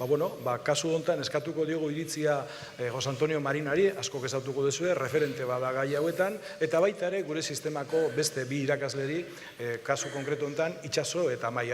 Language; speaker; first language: Basque; native; Basque